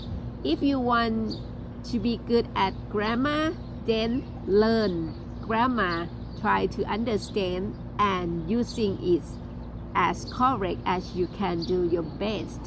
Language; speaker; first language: English; non-native, learner; Thai